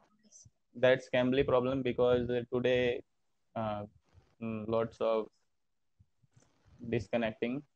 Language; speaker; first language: English; non-native, learner; Hindi